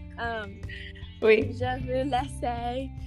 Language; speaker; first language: French; non-native, learner; English